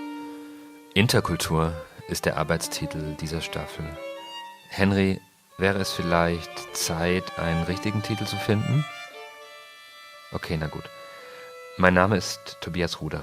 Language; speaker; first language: German; native; German